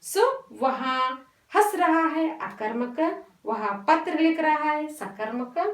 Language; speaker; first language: Hindi; non-native, local second language; Kannada